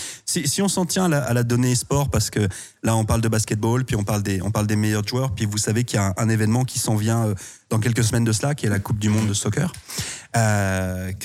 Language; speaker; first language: French; native; French